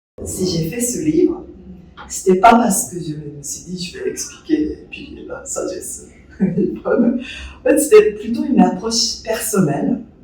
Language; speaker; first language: French; non-native, fluent; Japanese